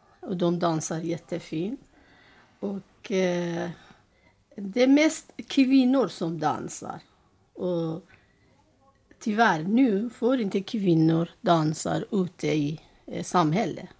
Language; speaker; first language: Swedish; non-native, learner; Persian